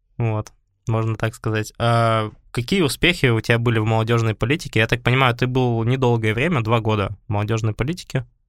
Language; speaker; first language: Russian; native; Russian